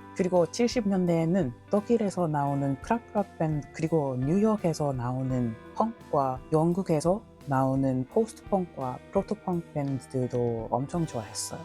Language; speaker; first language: Korean; non-native, learner; English